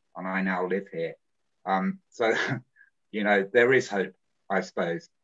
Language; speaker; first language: English; native; English